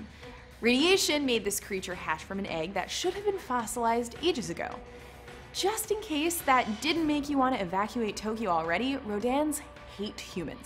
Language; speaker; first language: English; native; English